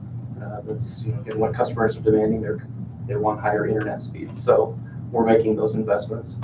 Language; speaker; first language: English; native; English